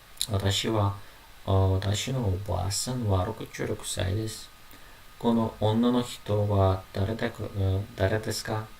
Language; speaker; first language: Japanese; non-native, learner; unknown